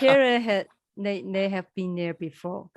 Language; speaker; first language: English; non-native, learner; Chinese